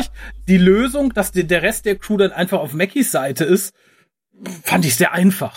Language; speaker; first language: German; native; German